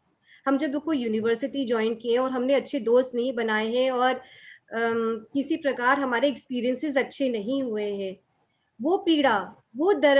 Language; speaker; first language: Hindi; native; Hindi